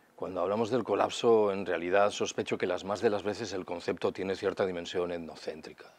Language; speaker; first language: Spanish; native; Spanish